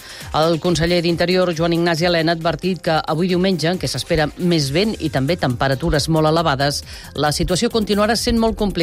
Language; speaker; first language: Catalan; native; Catalan